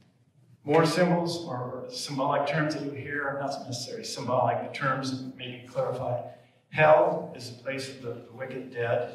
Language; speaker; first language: English; native; English